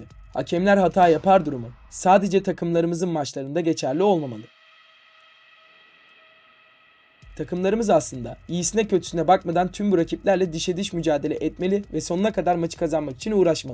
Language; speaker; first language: Turkish; native; Turkish